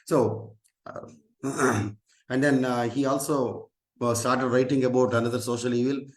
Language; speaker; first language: English; non-native, local second language; Telugu